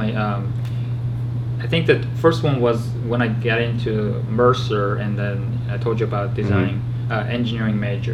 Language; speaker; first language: English; non-native, fluent; Korean